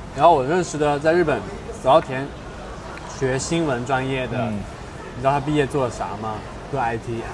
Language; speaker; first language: Chinese; native; Chinese